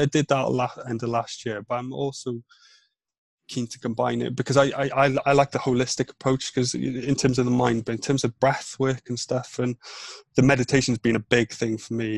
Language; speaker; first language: English; non-native, local second language; Welsh